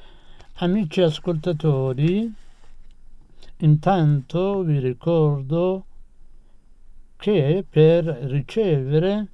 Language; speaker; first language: Italian; non-native, fluent; Persian